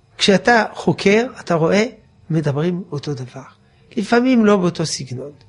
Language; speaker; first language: Hebrew; non-native, fluent; French